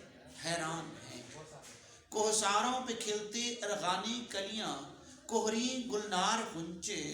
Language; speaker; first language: Urdu; native; Urdu